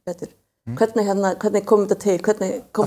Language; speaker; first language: Icelandic; native; Icelandic